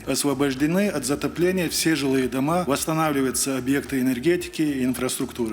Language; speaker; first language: Russian; non-native, local second language; Chechen